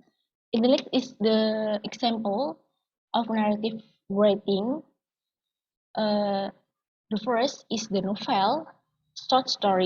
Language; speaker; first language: English; non-native, learner; Indonesian